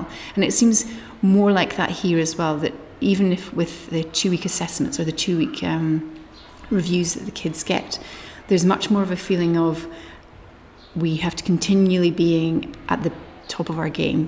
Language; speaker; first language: English; native; English